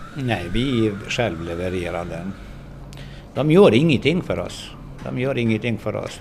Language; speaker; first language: Swedish; non-native, fluent; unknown